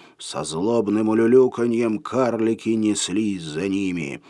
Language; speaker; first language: Russian; native; Russian